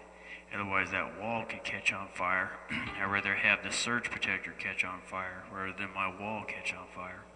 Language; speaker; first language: English; native; English